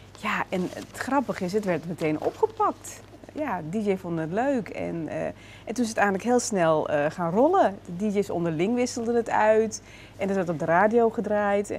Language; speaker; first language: Dutch; native; Dutch